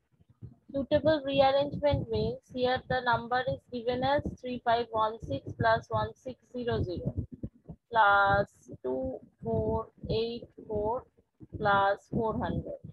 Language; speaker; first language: English; non-native, local second language; Bangla